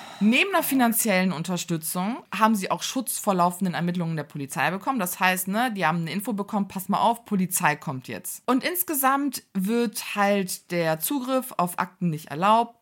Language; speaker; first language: German; early bilingual, other home language; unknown